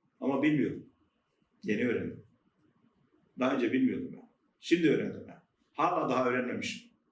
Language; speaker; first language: Turkish; native; Turkish